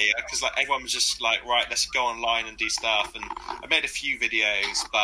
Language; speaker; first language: English; native; English